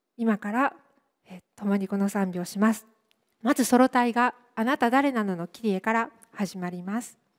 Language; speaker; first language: Japanese; native; Japanese